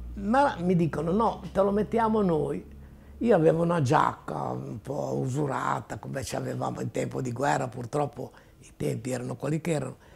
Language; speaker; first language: Italian; native; Italian